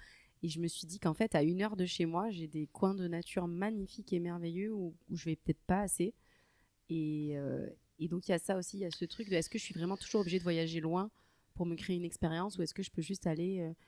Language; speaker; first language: French; native; French